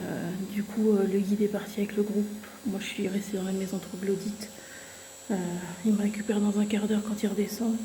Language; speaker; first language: French; native; French